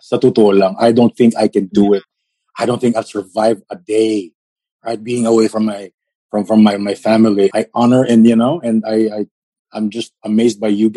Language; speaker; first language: English; non-native, local second language; Filipino